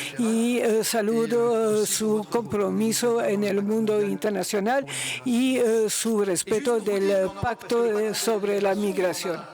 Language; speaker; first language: Spanish; non-native, fluent; Luxembourgish